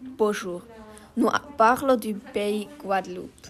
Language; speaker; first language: French; non-native, learner; German